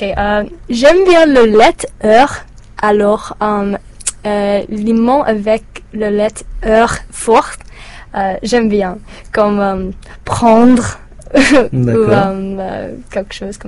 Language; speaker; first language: French; non-native, learner; English